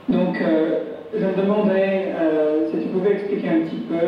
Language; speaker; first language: French; native; French